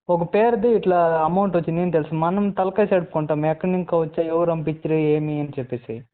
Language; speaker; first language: Telugu; non-native, local second language; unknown